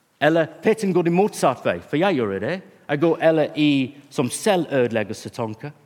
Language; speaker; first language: Norwegian; non-native, fluent; English